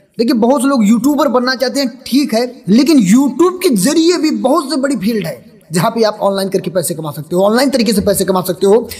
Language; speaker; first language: Hindi; native; Hindi